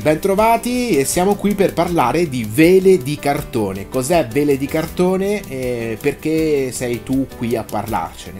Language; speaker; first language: Italian; native; Italian